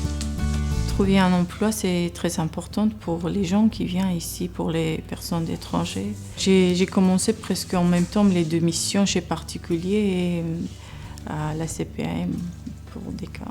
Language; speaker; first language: French; non-native, fluent; Georgian